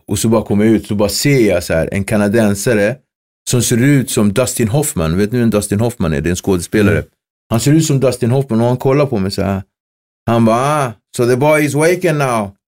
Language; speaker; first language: Swedish; early bilingual, other home language; Kabuverdianu